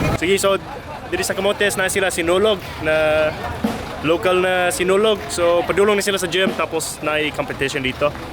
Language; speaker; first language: Cebuano; non-native, fluent; English